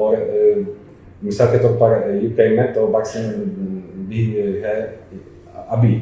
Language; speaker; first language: Hindi; non-native, fluent; Polish